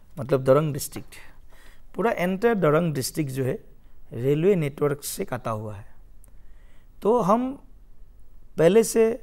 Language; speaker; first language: Hindi; non-native, local second language; Assamese